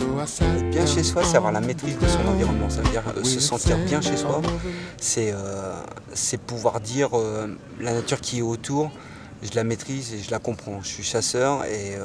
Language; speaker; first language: French; native; French